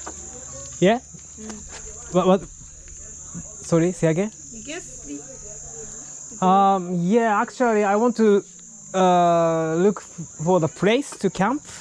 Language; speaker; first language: English; non-native, learner; Japanese